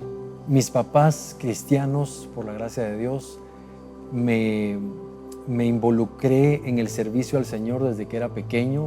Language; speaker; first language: Spanish; native; Spanish